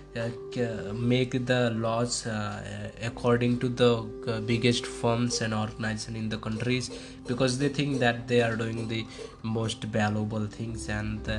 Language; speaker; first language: English; non-native, local second language; Hindi